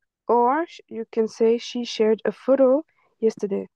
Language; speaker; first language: English; non-native, fluent; French